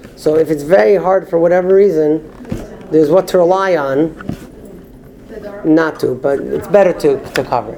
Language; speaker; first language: English; native; English